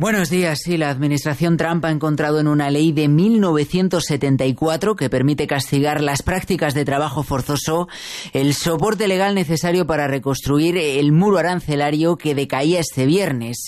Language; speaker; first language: Spanish; native; Spanish